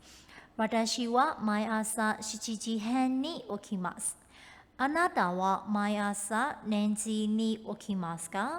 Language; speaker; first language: Japanese; non-native, fluent; Burmese